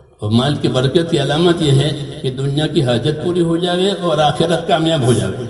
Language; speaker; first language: Urdu; non-native, local second language; Gujarati